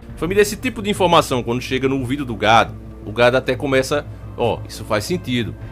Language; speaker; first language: Portuguese; native; Portuguese